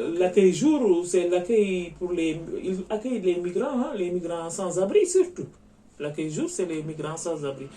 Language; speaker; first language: French; non-native, local second language; Wolof